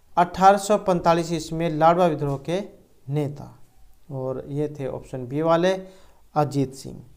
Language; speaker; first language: Hindi; native; Hindi